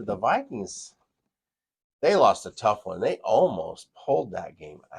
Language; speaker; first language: English; native; English